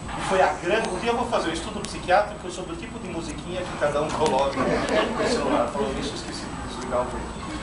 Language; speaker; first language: Portuguese; non-native, fluent; Italian